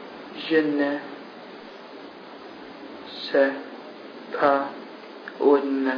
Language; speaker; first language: French; non-native, learner; English